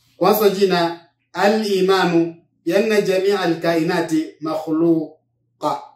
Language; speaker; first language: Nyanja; non-native, local second language; Yao